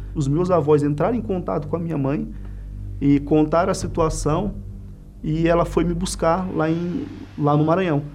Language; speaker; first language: Portuguese; native; Portuguese